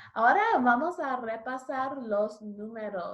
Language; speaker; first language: Spanish; non-native, learner; English